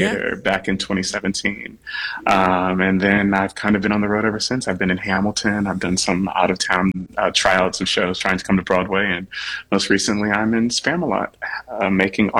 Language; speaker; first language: English; native; English